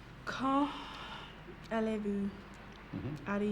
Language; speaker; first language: French; non-native, learner; English